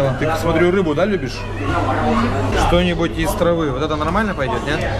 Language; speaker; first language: Russian; native; Russian